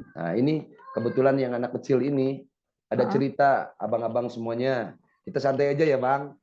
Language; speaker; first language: Indonesian; native; Indonesian